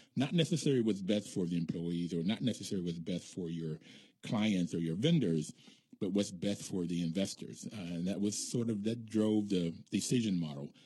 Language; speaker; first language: English; native; English